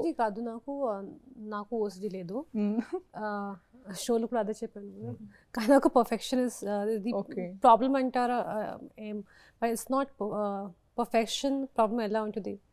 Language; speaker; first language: Telugu; non-native, local second language; Hindi